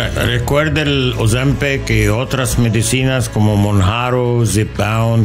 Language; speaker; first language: Spanish; non-native, learner; English